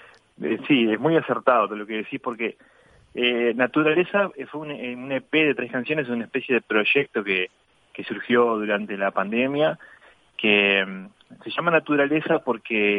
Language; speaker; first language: Spanish; native; Spanish